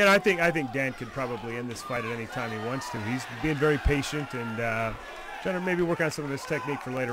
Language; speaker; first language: English; native; English